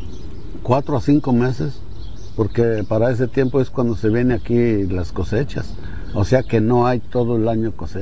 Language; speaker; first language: Spanish; native; Spanish